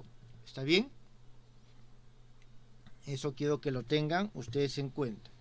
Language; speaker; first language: Spanish; native; Spanish